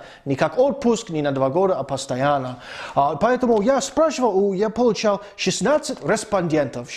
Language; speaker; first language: Russian; non-native, fluent; English